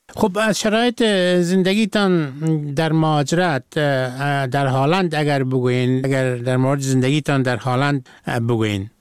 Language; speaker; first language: Persian; native; Persian